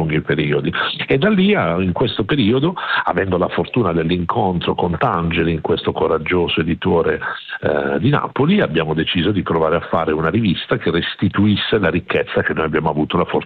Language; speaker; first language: Italian; native; Italian